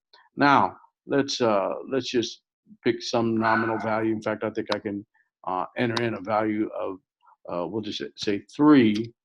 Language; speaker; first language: English; native; English